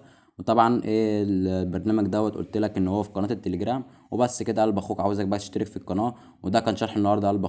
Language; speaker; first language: Arabic; native; Arabic